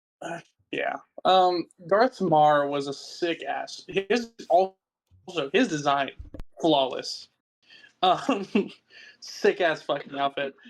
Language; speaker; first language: English; native; English